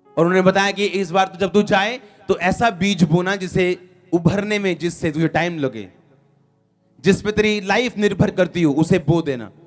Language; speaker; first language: Hindi; non-native, local second language; Punjabi